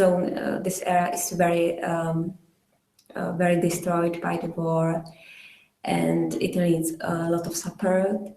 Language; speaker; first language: English; non-native, fluent; Czech